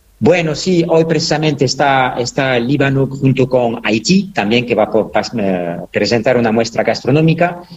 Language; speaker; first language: Spanish; non-native, fluent; French